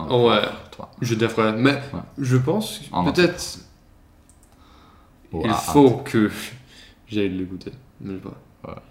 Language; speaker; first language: French; non-native, learner; Swedish